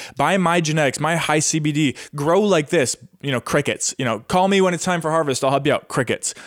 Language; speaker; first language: English; native; English